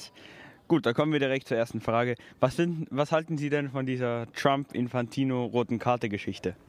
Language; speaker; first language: German; native; German